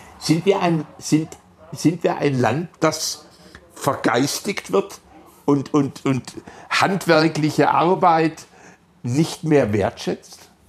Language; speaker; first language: German; native; German